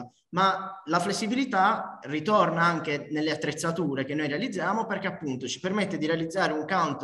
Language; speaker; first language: Italian; native; Italian